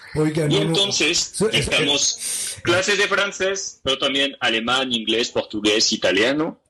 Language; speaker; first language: Spanish; non-native, fluent; French